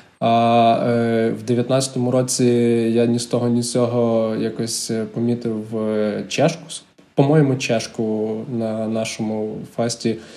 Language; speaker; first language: Ukrainian; native; Ukrainian